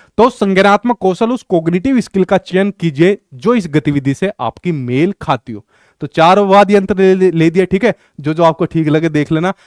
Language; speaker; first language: Hindi; native; Hindi